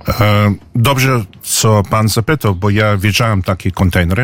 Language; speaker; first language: Polish; early bilingual, heritage; English